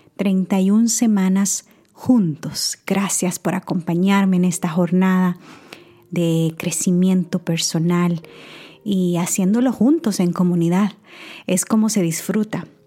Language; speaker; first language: Spanish; native; Spanish